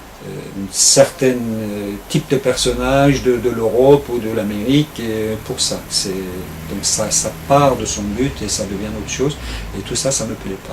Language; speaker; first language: French; non-native, fluent; Turkish